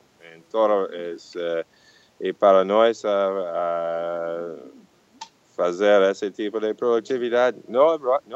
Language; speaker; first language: Portuguese; non-native, fluent; English